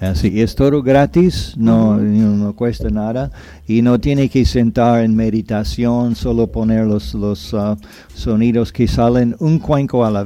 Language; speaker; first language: Spanish; non-native, fluent; English